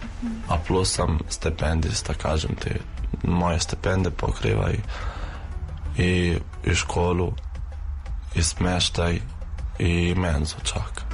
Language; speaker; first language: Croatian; non-native, fluent; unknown